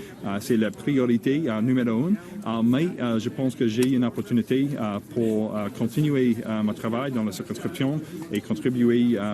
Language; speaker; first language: French; non-native, learner; English